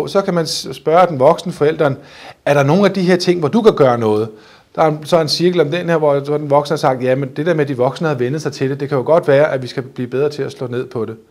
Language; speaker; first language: Danish; native; Danish